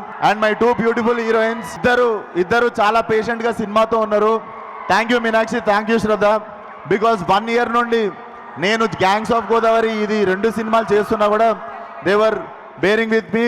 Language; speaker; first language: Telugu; native; Telugu